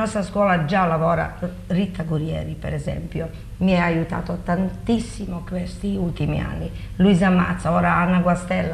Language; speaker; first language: Italian; non-native, fluent; Serbian